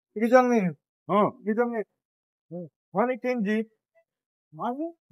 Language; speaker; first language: Korean; non-native, learner; Filipino